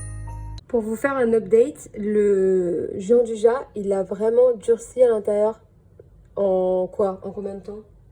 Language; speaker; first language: French; native; French